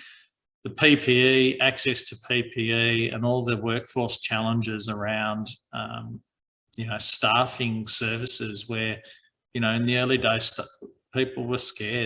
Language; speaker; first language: English; native; English